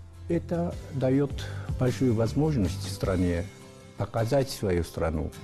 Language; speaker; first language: Russian; non-native, fluent; Slovak